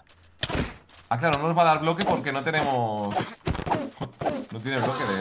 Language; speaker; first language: Spanish; native; Spanish